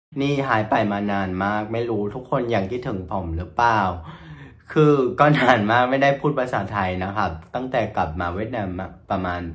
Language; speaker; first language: Thai; non-native, fluent; Vietnamese